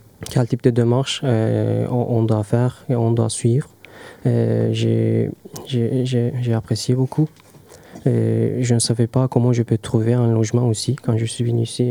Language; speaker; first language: French; non-native, learner; Turkish